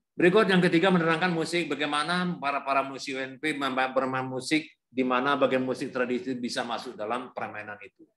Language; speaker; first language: Indonesian; native; Indonesian